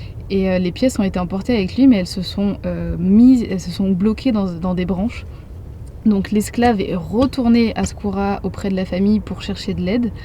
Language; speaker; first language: French; native; French